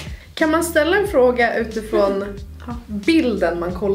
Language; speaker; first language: Swedish; native; Swedish